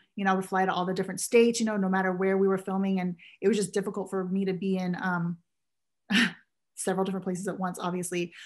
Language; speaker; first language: English; native; English